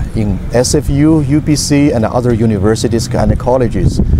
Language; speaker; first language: English; non-native, fluent; Chinese